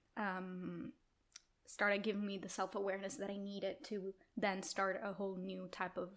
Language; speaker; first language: English; non-native, fluent; Italian